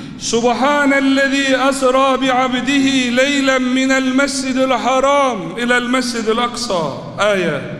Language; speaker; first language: Arabic; non-native, fluent; Turkish